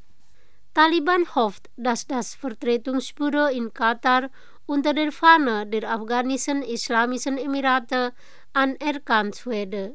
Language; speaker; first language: German; non-native, fluent; Indonesian